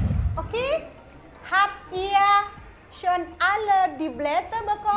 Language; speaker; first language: German; non-native, fluent; Indonesian